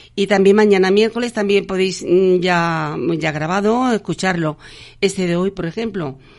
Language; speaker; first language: Spanish; native; Spanish